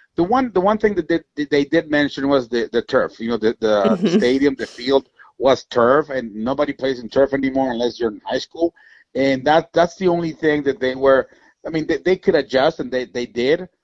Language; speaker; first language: English; non-native, fluent; Spanish